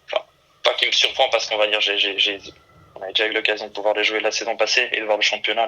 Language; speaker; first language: French; early bilingual, other home language; Portuguese